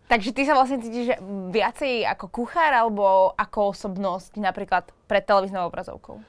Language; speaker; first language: Slovak; native; Slovak